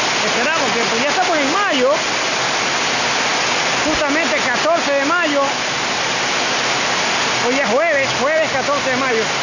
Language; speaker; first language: Spanish; native; Spanish